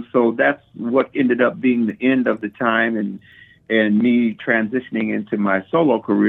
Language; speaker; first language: English; native; English